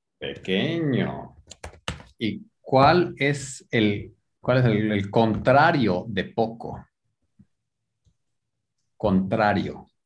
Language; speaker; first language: Spanish; non-native, fluent; English